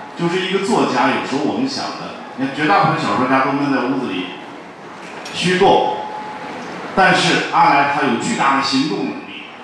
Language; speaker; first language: Chinese; native; Chinese